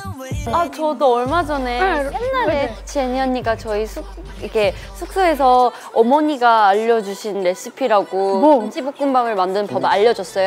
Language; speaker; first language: Korean; non-native, fluent; Thai